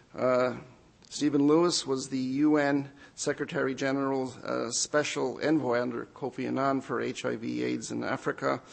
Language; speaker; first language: English; native; English